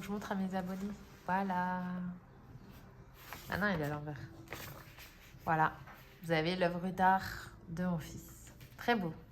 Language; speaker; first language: French; native; French